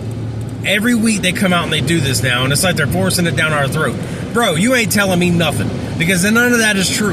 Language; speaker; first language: English; native; English